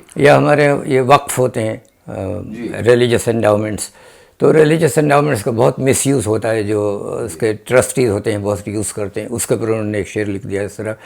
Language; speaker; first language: Urdu; native; Urdu